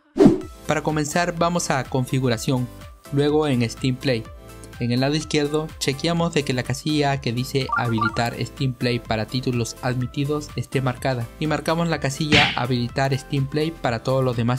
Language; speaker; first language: Spanish; native; Spanish